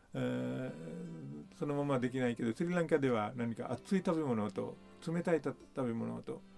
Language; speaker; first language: Japanese; non-native, fluent; Sinhala